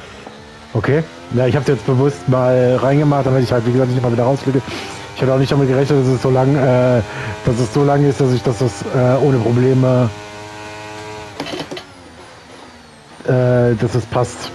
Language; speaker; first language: German; native; German